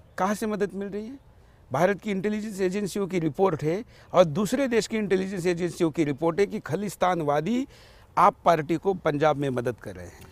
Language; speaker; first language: Hindi; non-native, local second language; Marathi